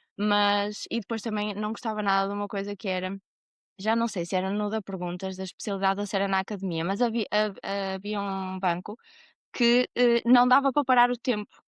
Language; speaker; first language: Portuguese; native; Portuguese